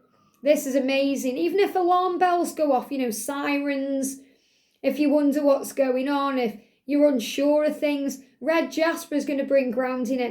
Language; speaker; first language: English; native; English